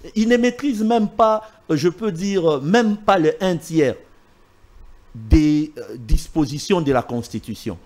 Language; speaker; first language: French; non-native, local second language; Swahili